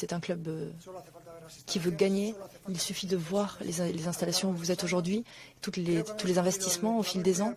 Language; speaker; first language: French; native; French